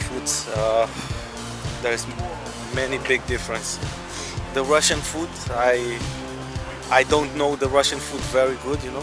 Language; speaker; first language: English; non-native, learner; Portuguese